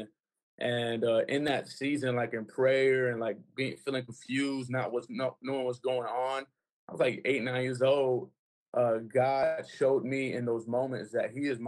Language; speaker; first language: English; native; English